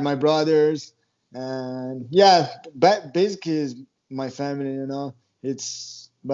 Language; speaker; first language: English; non-native, learner; Portuguese